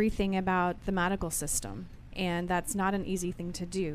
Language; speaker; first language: English; native; English